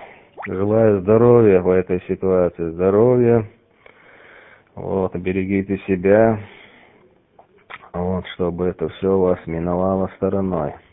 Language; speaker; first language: Russian; native; Russian